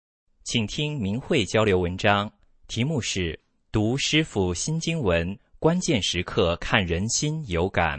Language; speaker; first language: Chinese; native; Chinese